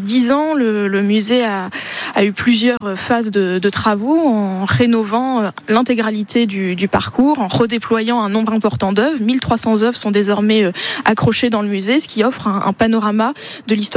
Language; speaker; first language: French; native; French